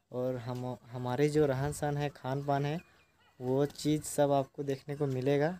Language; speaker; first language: Hindi; native; Hindi